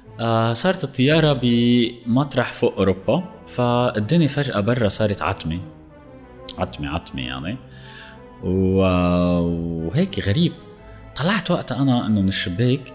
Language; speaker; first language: Arabic; native; Arabic